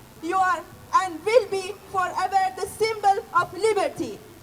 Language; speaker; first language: English; non-native, fluent; Persian